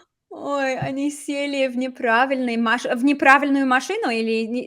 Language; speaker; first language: Russian; non-native, fluent; English